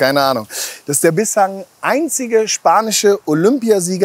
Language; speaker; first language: German; native; German